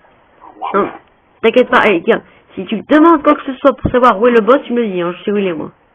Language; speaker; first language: French; native; French